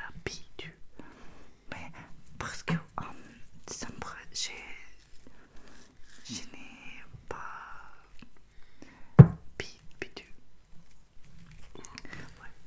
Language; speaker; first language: French; non-native, learner; Russian